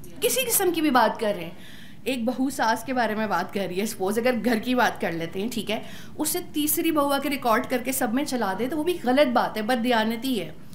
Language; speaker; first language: Urdu; native; Urdu